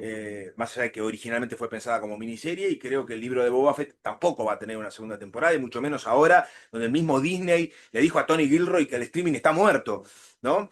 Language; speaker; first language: Spanish; native; Spanish